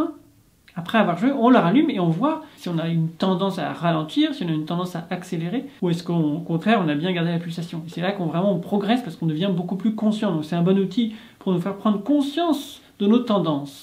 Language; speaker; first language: French; native; French